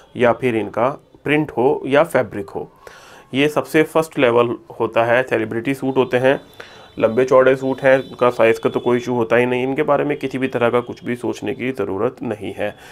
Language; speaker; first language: Hindi; native; Hindi